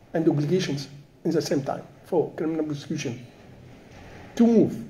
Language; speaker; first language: English; non-native, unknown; Arabic